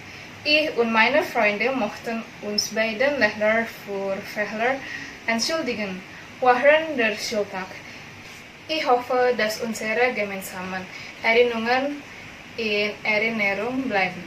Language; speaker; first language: German; non-native, learner; Indonesian